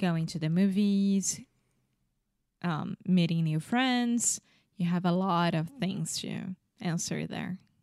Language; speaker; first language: English; non-native, fluent; Portuguese